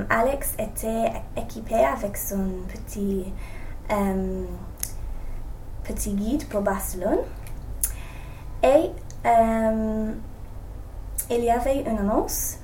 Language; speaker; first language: French; non-native, learner; English